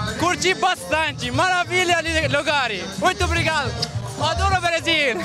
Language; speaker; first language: Portuguese; non-native, learner; Persian